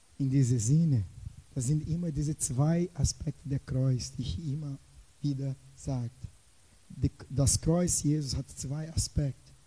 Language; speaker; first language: German; non-native, fluent; Portuguese